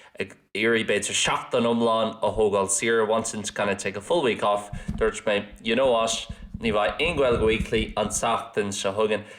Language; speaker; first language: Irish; non-native, local second language; English